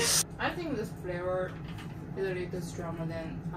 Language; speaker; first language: English; non-native, learner; Chinese